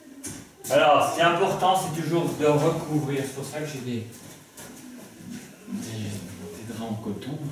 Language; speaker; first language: French; native; French